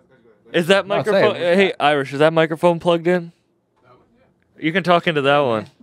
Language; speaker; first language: English; native; English